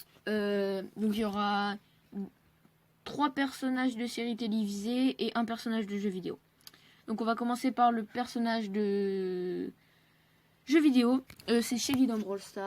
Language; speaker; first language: French; native; French